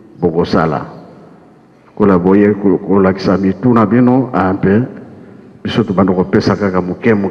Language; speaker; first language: Lingala; non-native, local second language; Kongo